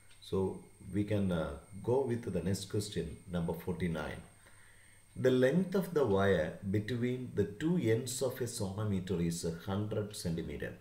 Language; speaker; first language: English; non-native, local second language; Malayalam